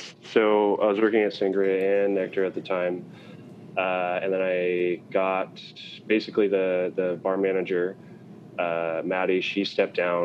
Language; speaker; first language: English; native; English